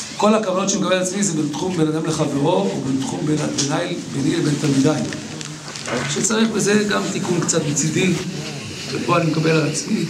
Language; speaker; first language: Hebrew; native; Hebrew